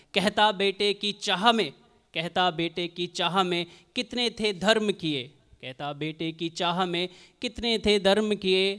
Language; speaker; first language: Hindi; native; Hindi